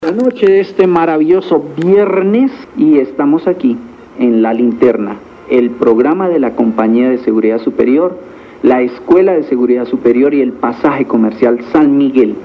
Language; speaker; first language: Spanish; native; Spanish